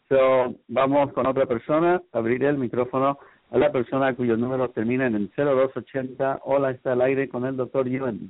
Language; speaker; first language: Spanish; native; Spanish